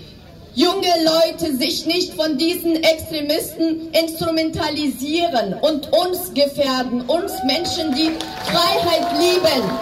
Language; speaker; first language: German; non-native, fluent; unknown